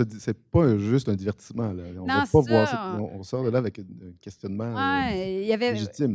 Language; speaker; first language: French; native; French